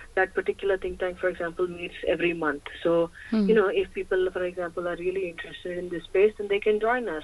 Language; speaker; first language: English; early bilingual, other home language; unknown